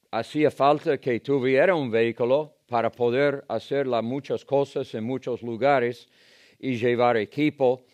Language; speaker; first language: Spanish; non-native, fluent; English